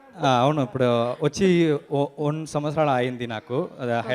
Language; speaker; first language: Telugu; non-native, learner; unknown